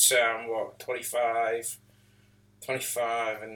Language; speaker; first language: English; native; English